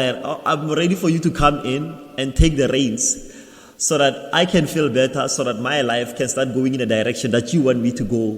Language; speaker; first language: English; non-native, local second language; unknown